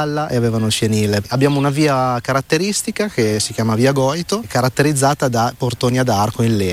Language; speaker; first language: Italian; native; Italian